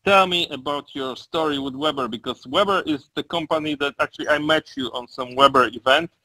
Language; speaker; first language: English; non-native, fluent; Polish